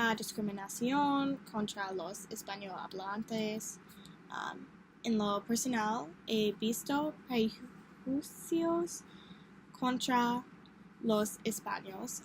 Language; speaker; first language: Spanish; non-native, learner; English